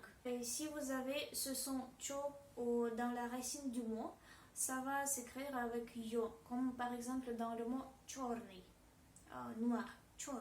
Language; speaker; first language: French; non-native, fluent; Russian